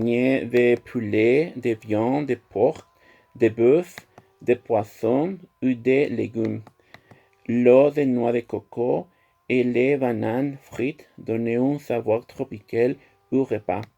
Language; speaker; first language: French; non-native, learner; Spanish